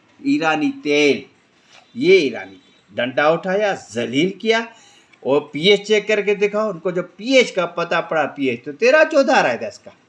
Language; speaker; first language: Urdu; non-native, local second language; Sindhi